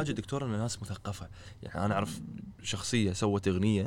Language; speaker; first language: Arabic; native; Arabic